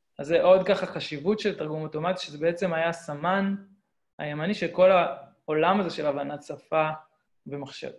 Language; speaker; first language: Hebrew; native; Hebrew